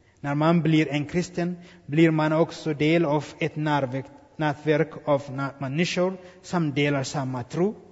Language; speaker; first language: Swedish; non-native, fluent; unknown